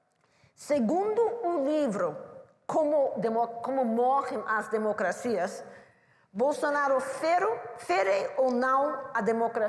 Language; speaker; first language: Portuguese; non-native, learner; English